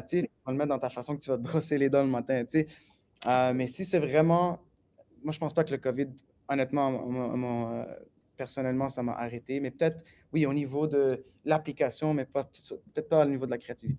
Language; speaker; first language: French; native; French